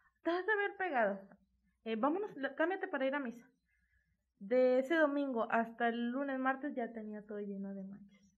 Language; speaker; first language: Spanish; native; Spanish